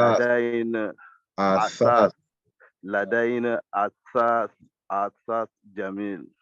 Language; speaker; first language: Arabic; non-native, learner; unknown